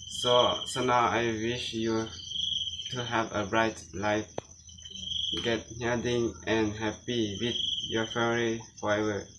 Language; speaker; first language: English; non-native, learner; Lao